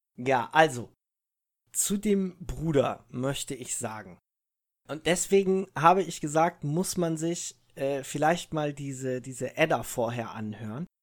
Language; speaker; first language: German; early bilingual, other home language; Italian